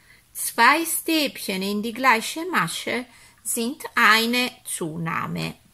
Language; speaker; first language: German; non-native, fluent; Italian